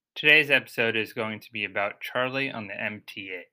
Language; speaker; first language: English; native; English